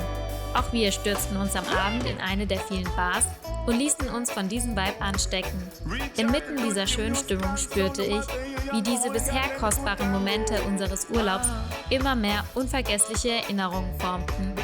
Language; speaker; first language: German; native; German